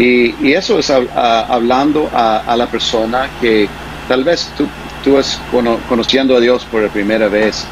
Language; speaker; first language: Spanish; non-native, fluent; English